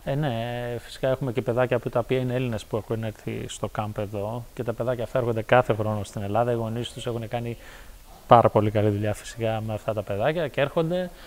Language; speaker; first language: Greek; early bilingual, heritage; Greek